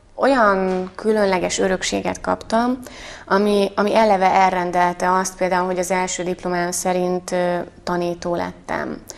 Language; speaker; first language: Hungarian; native; Hungarian